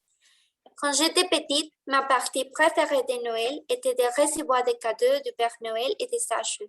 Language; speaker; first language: French; non-native, learner; Spanish